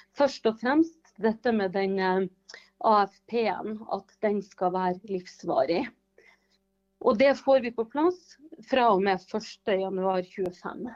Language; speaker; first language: Norwegian; native; Norwegian